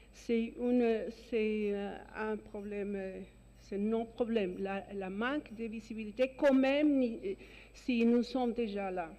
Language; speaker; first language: French; non-native, fluent; Spanish